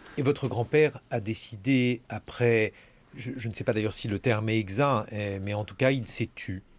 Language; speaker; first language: French; native; French